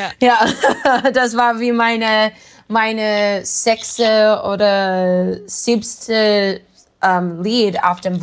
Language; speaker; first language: German; non-native, learner; English